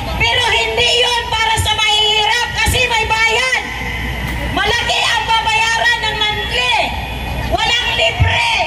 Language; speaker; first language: Filipino; non-native, local second language; Waray